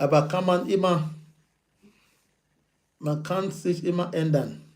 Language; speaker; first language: German; non-native, learner; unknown